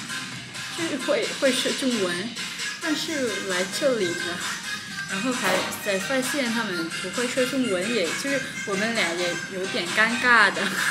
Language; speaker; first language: Chinese; non-native, fluent; Vietnamese